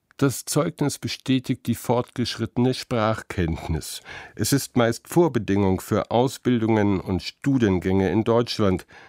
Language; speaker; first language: German; native; German